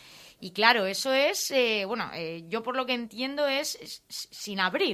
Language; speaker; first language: Spanish; native; Spanish